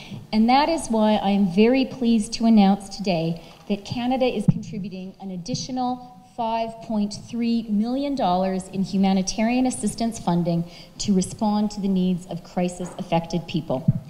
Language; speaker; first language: English; native; English